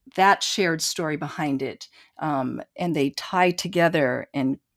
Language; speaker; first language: English; native; English